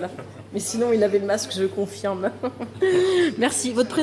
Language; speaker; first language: French; native; French